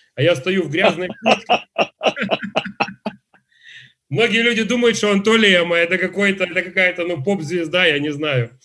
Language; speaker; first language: Russian; native; Russian